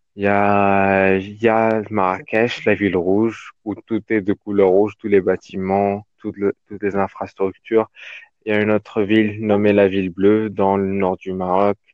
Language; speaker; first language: French; non-native, local second language; Arabic